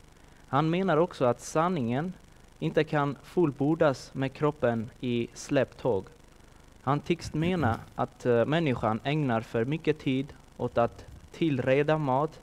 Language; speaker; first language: Swedish; non-native, fluent; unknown